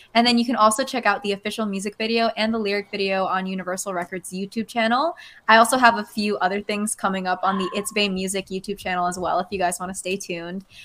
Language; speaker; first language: English; native; English